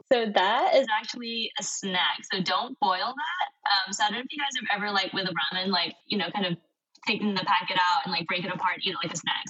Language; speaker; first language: English; non-native, local second language; Korean